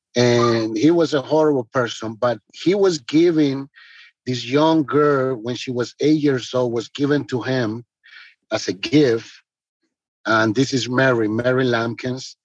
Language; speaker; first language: English; non-native, fluent; Spanish